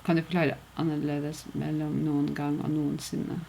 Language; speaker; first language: Norwegian; non-native, fluent; English